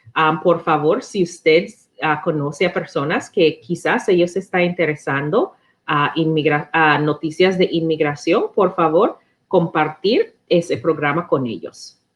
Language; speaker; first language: Spanish; non-native, learner; English